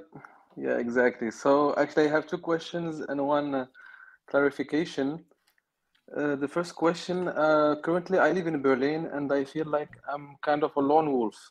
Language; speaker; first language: English; non-native, fluent; Arabic